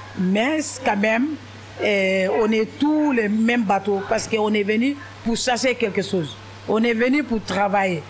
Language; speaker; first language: French; non-native, local second language; Wolof